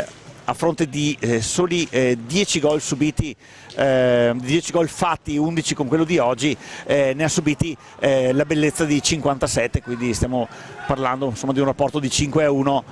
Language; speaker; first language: Italian; native; Italian